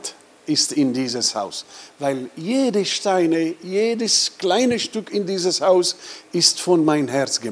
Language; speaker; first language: German; non-native, learner; Arabic